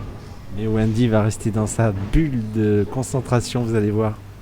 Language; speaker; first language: French; native; French